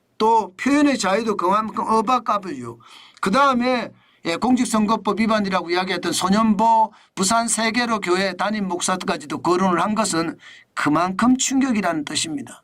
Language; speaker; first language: Korean; native; Korean